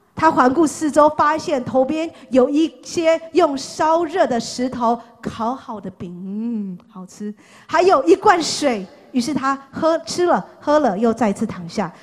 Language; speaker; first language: Chinese; non-native, fluent; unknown